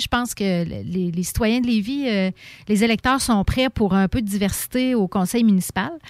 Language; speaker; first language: French; native; French